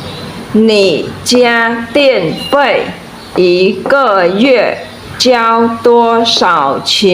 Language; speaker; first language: Chinese; non-native, fluent; Khmer